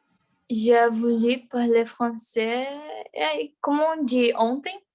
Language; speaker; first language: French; non-native, learner; Portuguese